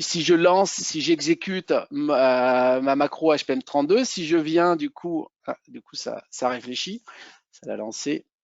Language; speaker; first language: French; native; French